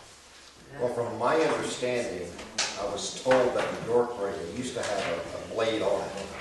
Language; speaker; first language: English; native; English